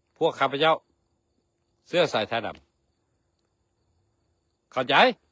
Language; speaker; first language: Lao; non-native, local second language; Hmong